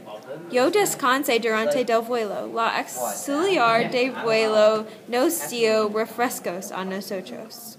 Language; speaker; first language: Spanish; non-native, learner; English